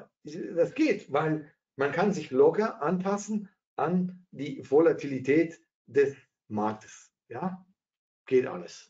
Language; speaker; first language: German; non-native, fluent; Dutch